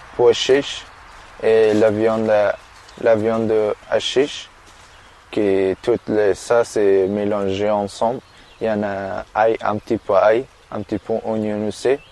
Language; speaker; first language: French; non-native, learner; Persian